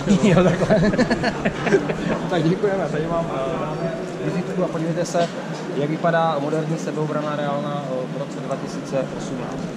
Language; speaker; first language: Czech; native; Czech